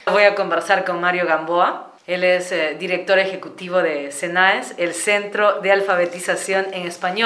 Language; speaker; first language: Spanish; native; Spanish